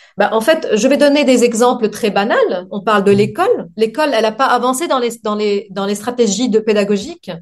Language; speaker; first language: French; non-native, local second language; Arabic